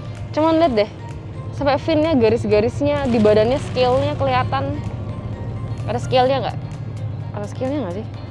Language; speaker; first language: Indonesian; early bilingual, heritage; Indonesian